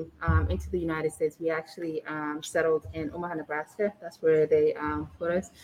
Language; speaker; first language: English; early bilingual, other home language; Arabic